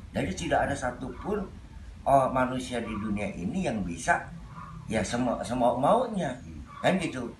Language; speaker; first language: Indonesian; non-native, local second language; Javanese